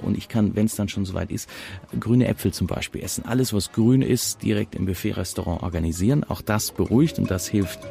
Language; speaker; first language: German; native; German